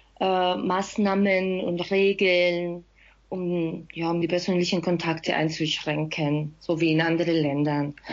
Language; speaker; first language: German; non-native, fluent; Spanish